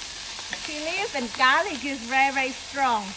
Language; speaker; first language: English; non-native, learner; Thai